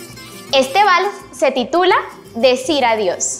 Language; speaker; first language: Spanish; native; Spanish